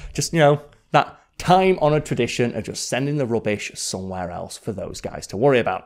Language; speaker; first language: English; native; English